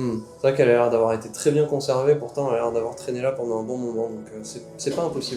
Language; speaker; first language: French; native; French